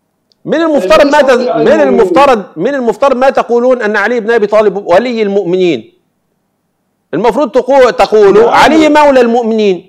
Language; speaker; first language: Arabic; native; Arabic